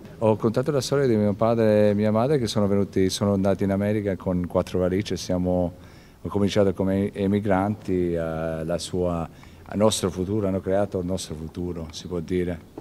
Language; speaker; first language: Italian; early bilingual, heritage; Italian